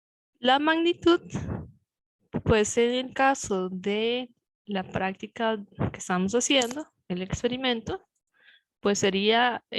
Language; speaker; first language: Spanish; native; Spanish